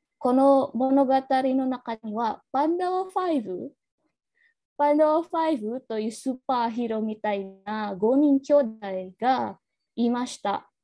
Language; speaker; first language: Japanese; non-native, learner; Indonesian